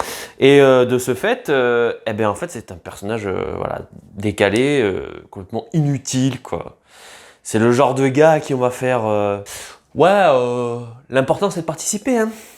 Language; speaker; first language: French; native; French